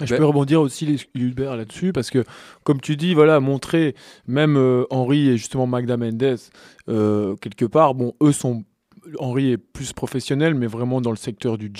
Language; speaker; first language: French; native; French